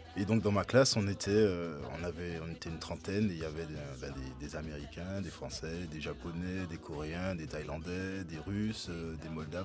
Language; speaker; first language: French; native; French